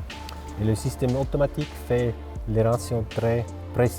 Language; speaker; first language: French; non-native, local second language; German